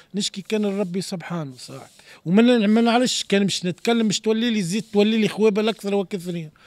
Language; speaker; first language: Arabic; native; Arabic